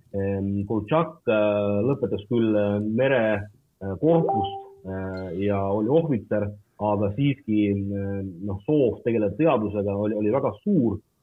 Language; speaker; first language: Estonian; non-native, local second language; Russian